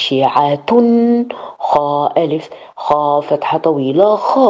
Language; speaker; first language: Arabic; non-native, learner; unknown